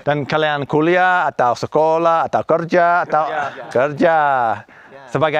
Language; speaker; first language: Indonesian; non-native, learner; English